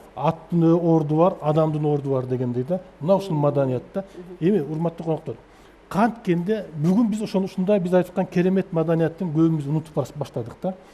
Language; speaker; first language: Kyrgyz; native; Kyrgyz